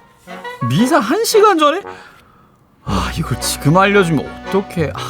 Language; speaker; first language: Korean; native; Korean